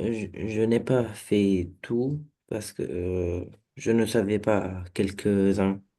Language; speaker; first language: French; non-native, learner; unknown